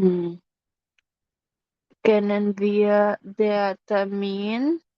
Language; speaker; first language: German; non-native, fluent; Filipino